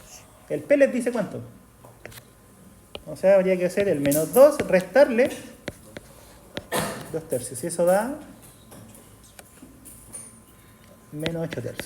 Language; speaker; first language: Spanish; native; Spanish